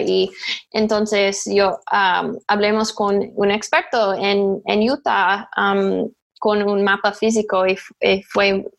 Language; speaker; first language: Spanish; non-native, learner; English